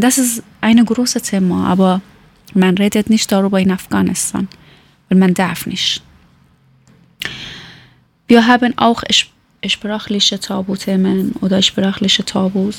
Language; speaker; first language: German; non-native, learner; Persian